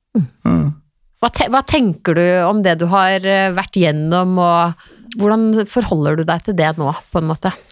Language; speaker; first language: Norwegian; native; Norwegian